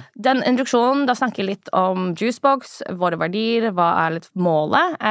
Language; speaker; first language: Norwegian; early bilingual, other home language; English